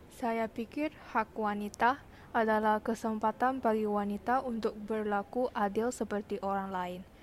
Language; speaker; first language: Indonesian; non-native, learner; Chinese